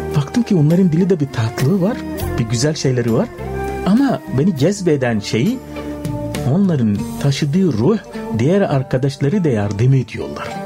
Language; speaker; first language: Turkish; non-native, fluent; Arabic